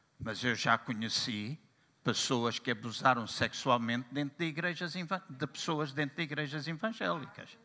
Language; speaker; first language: Portuguese; native; Portuguese